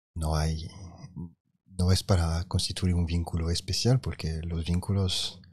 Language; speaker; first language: Spanish; non-native, fluent; French